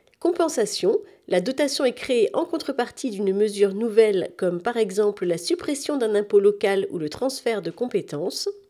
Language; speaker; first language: French; native; French